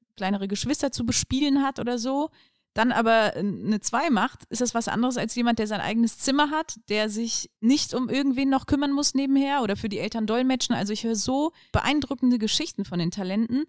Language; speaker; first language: German; native; German